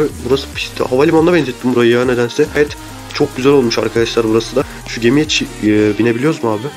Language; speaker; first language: Turkish; native; Turkish